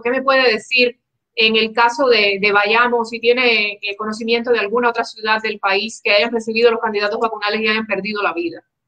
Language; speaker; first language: Spanish; native; Spanish